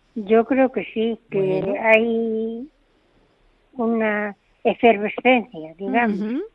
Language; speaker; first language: Spanish; native; Spanish